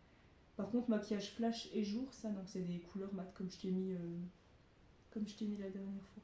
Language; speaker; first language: French; native; French